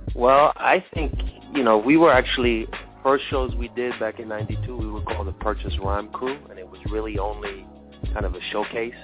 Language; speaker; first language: English; early bilingual, other home language; French